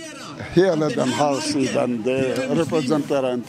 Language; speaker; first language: Swedish; non-native, learner; Arabic